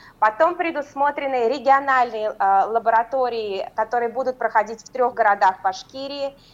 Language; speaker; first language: Russian; native; Russian